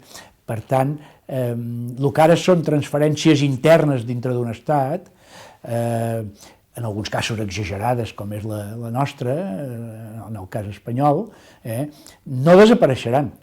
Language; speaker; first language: Catalan; native; Catalan